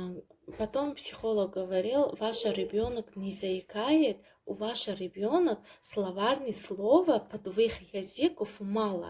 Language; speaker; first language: Russian; non-native, learner; Tajik